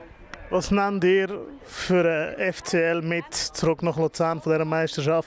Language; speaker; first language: German; native; German